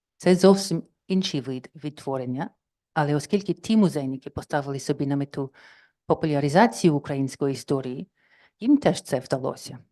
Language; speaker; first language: Ukrainian; non-native, fluent; English